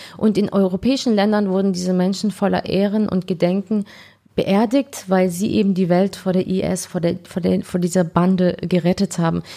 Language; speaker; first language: German; native; German